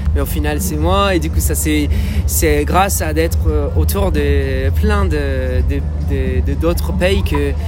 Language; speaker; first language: French; non-native, fluent; English